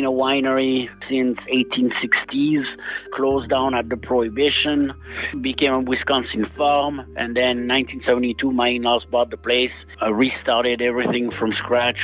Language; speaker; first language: English; non-native, fluent; French